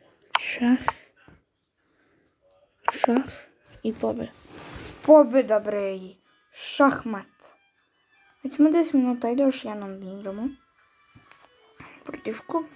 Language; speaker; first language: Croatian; early bilingual, heritage; Croatian